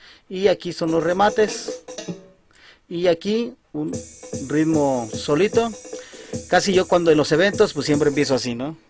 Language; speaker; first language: Spanish; native; Spanish